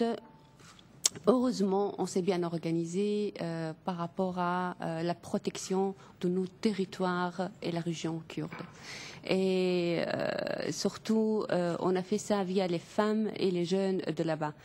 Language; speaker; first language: French; non-native, fluent; Kurdish